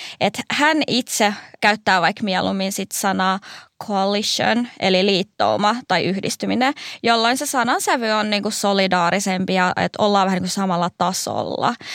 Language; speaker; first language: Finnish; native; Finnish